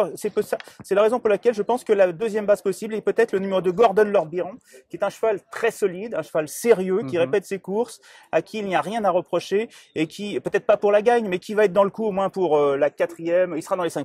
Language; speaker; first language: French; native; French